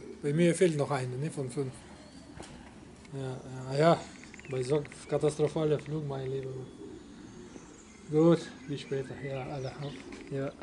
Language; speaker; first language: German; non-native, local second language; Polish